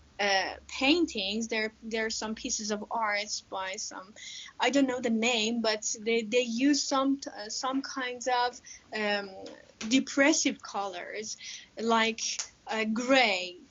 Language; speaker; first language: English; non-native, fluent; Persian